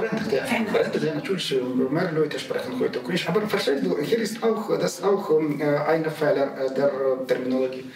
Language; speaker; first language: German; non-native, learner; Ukrainian